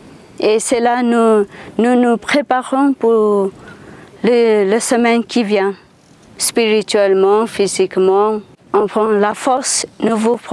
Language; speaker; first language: French; non-native, fluent; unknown